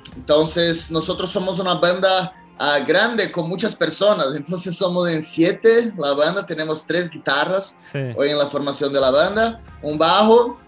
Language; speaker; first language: Spanish; non-native, learner; Portuguese